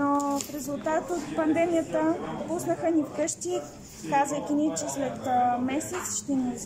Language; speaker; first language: Bulgarian; native; Bulgarian